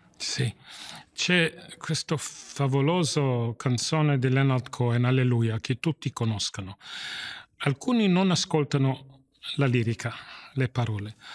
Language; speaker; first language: Italian; non-native, fluent; English